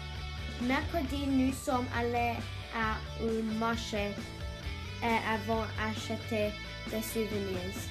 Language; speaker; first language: French; non-native, learner; English